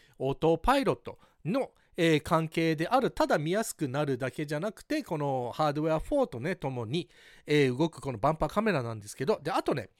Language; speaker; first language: Japanese; early bilingual, heritage; Japanese